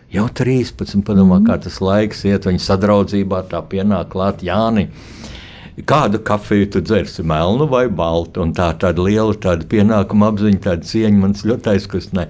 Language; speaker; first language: Latvian; native; Latvian